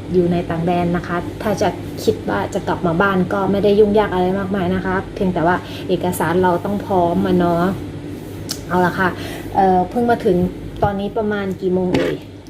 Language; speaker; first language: Thai; native; Thai